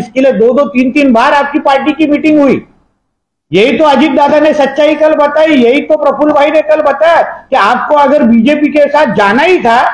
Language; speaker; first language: Hindi; non-native, local second language; Marathi